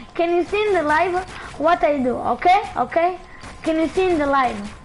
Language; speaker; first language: English; non-native, learner; Hebrew